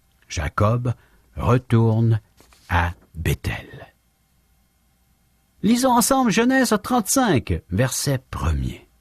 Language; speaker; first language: French; native; French